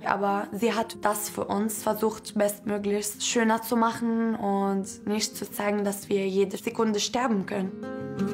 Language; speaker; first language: German; non-native, fluent; Arabic